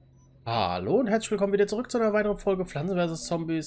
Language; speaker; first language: German; native; German